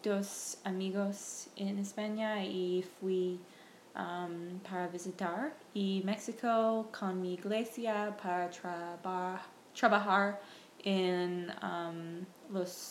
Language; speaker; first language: Spanish; non-native, learner; English